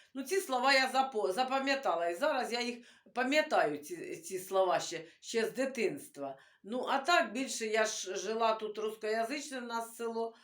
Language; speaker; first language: Ukrainian; non-native, local second language; Russian